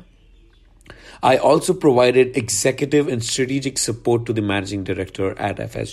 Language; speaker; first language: English; non-native, local second language; Hindi